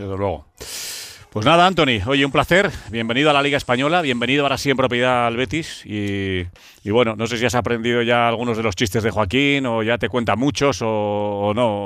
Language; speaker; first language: Spanish; native; Spanish